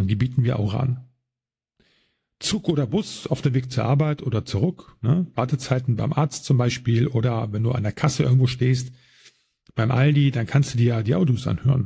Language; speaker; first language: German; native; German